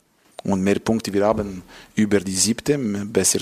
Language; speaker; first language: German; non-native, local second language; French